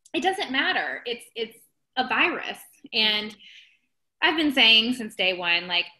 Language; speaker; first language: English; native; English